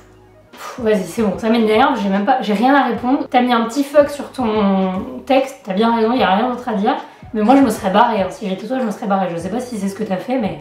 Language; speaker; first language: French; native; French